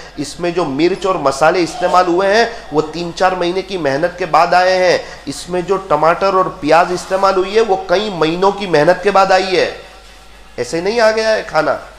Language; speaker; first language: Urdu; non-native, local second language; Gujarati